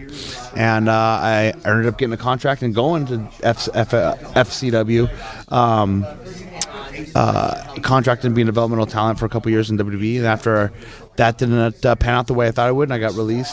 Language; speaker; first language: English; native; English